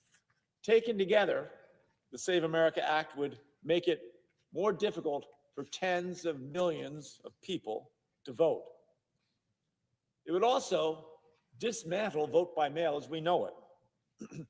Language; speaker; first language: English; native; English